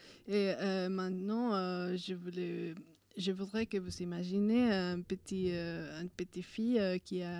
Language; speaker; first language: French; non-native, fluent; Spanish